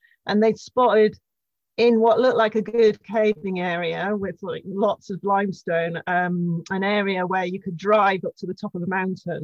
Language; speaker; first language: English; native; English